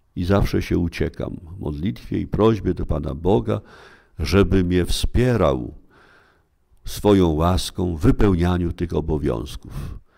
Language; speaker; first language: Polish; native; Polish